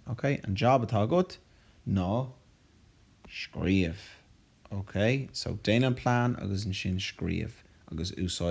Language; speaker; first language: Irish; non-native, local second language; English